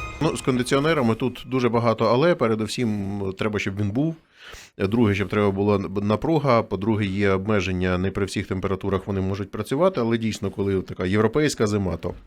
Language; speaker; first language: Ukrainian; native; Ukrainian